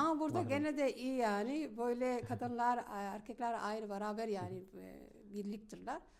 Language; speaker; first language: Turkish; non-native, learner; Arabic